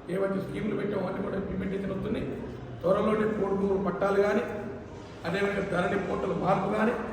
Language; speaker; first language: Telugu; native; Telugu